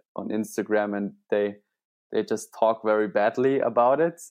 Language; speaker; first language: English; non-native, fluent; German